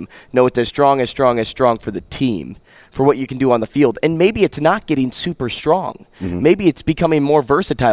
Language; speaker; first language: English; native; English